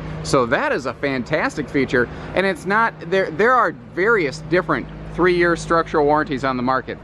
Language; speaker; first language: English; native; English